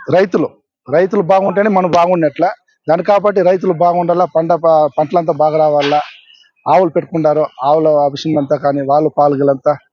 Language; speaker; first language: Telugu; native; Telugu